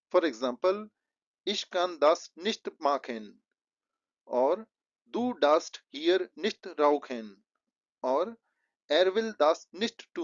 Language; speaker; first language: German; non-native, fluent; Hindi